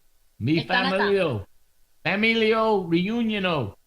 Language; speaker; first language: Spanish; non-native, learner; English